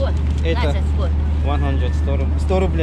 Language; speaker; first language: Russian; non-native, learner; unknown